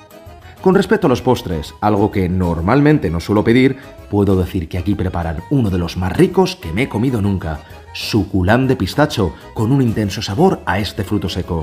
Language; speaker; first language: Spanish; native; Spanish